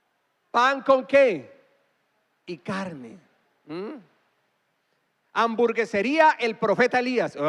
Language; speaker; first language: Spanish; native; Spanish